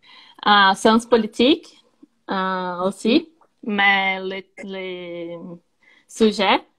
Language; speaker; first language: French; non-native, learner; Portuguese